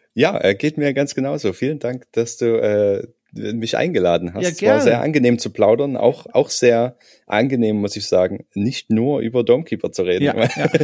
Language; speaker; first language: German; native; German